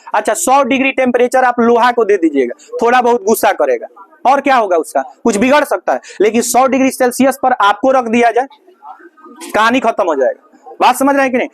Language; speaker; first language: Hindi; native; Hindi